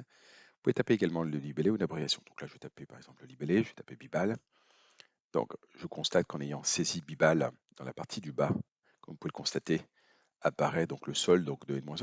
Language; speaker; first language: French; native; French